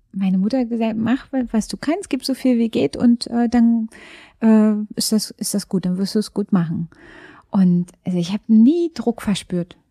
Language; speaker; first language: German; native; German